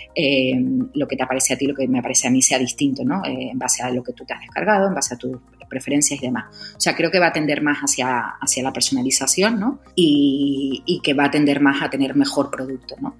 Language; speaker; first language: Spanish; native; Spanish